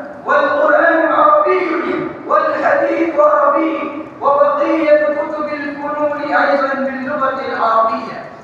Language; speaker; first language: Arabic; non-native, learner; Urdu